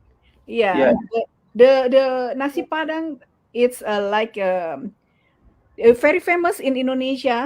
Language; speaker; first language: English; non-native, learner; Indonesian